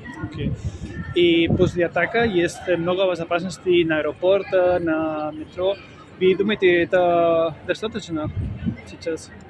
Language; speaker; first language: Russian; non-native, learner; Spanish